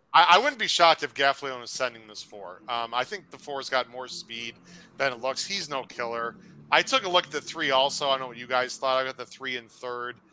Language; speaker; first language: English; native; English